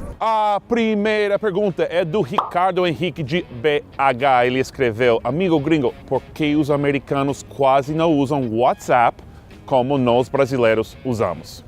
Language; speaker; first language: Portuguese; non-native, fluent; English